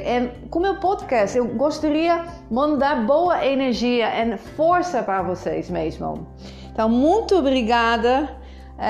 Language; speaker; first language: Portuguese; non-native, fluent; Dutch